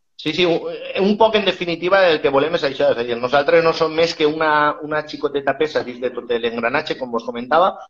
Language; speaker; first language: Spanish; non-native, local second language; Catalan